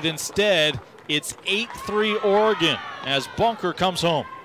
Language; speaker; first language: English; native; English